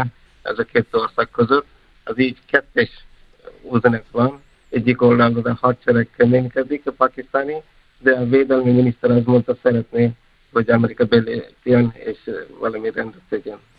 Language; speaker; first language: Hungarian; non-native, fluent; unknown